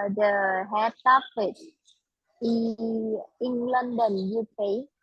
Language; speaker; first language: English; non-native, learner; Vietnamese